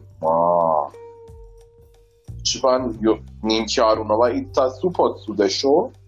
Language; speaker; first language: Japanese; non-native, learner; Persian